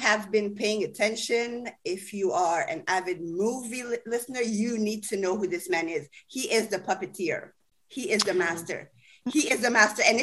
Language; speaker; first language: English; native; English